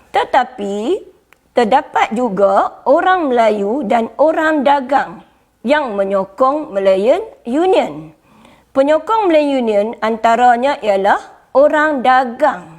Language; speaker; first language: Malay; native; Malay